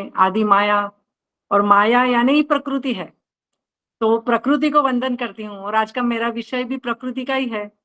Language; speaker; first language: Hindi; non-native, local second language; Marathi